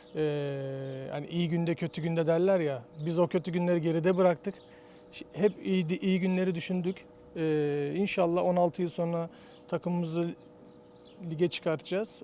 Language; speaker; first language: Turkish; native; Turkish